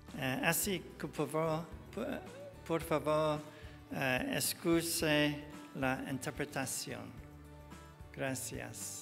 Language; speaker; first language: Spanish; non-native, fluent; English